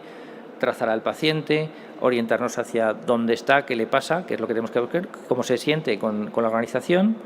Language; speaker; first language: Spanish; native; Spanish